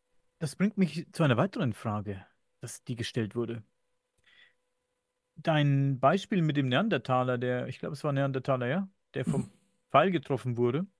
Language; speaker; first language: German; native; German